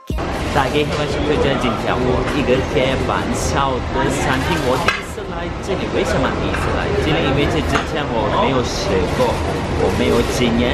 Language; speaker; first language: Chinese; non-native, learner; Turkish